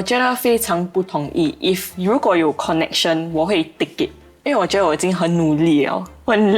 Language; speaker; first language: Chinese; non-native, local second language; English